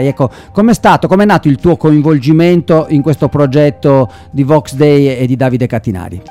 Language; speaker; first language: Italian; native; Italian